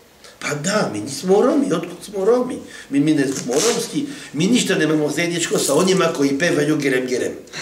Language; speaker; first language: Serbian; non-native, fluent; French